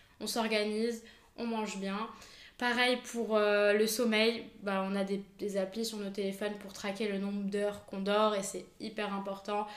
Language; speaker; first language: French; native; French